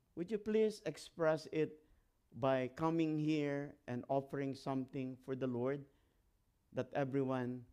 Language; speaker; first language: English; non-native, local second language; Filipino